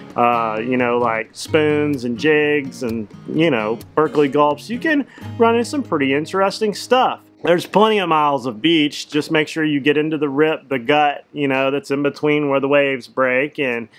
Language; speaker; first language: English; native; English